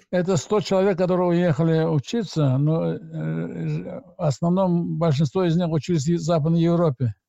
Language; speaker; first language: Russian; non-native, local second language; Azerbaijani